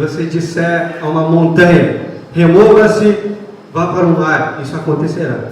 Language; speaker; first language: Portuguese; native; Portuguese